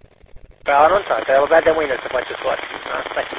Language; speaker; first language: Romanian; native; Romanian